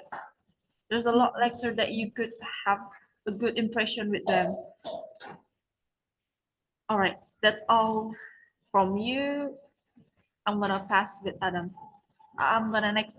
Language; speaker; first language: English; non-native, learner; Indonesian